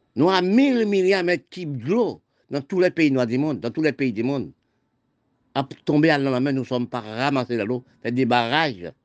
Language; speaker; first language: French; non-native, local second language; Haitian Creole